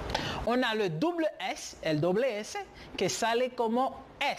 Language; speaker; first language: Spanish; non-native, fluent; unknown